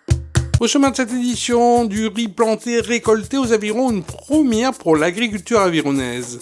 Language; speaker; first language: French; native; French